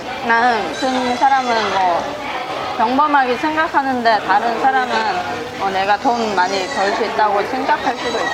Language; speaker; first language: Korean; non-native, learner; Vietnamese